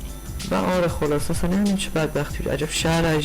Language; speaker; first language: Persian; native; Persian